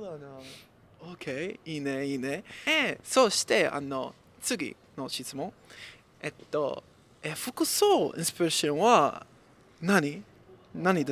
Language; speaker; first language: Japanese; non-native, learner; English